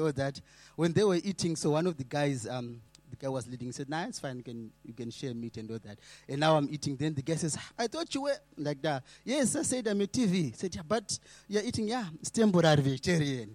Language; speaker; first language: English; non-native, local second language; Shona